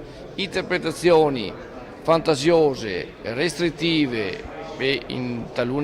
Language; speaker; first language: Italian; native; Italian